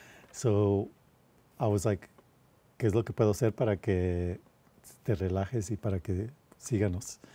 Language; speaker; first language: Spanish; early bilingual, heritage; Spanish